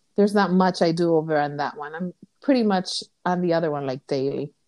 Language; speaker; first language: English; early bilingual, other home language; Spanish